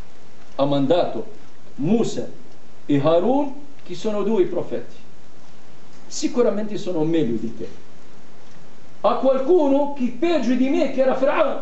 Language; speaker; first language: Italian; non-native, fluent; Arabic